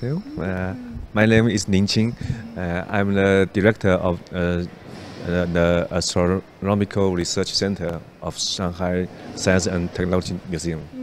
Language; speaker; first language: English; non-native, learner; Chinese